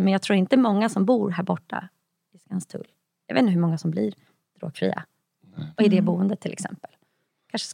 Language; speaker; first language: Swedish; native; Swedish